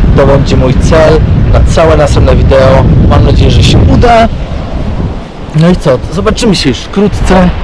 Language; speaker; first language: Polish; native; Polish